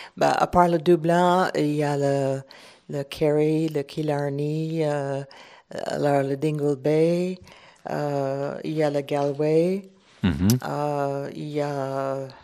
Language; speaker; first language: French; non-native, fluent; English